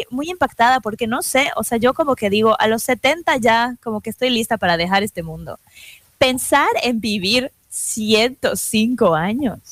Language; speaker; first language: Spanish; native; Spanish